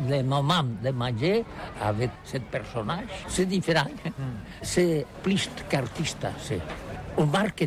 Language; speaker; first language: French; non-native, learner; Catalan